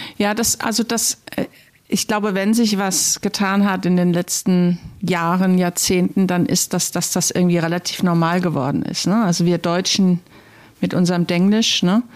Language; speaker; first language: German; native; German